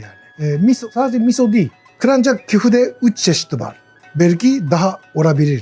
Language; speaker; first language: Turkish; non-native, learner; Japanese